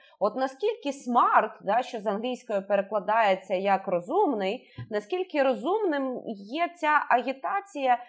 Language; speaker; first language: Ukrainian; native; Ukrainian